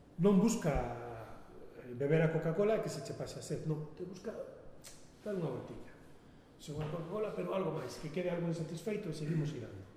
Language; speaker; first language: Galician; non-native, local second language; Spanish